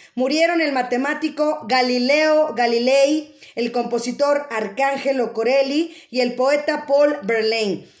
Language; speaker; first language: Spanish; native; Spanish